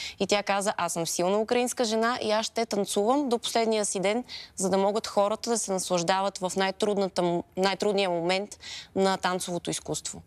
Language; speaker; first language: Bulgarian; early bilingual, other home language; Ukrainian